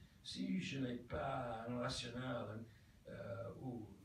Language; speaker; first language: French; non-native, fluent; English